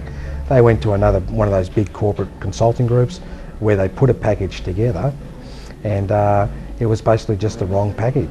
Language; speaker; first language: English; native; English